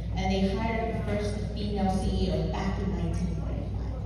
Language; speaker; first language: English; native; English